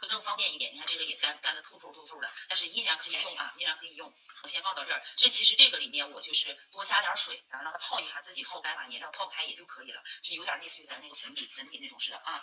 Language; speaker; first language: Chinese; native; Chinese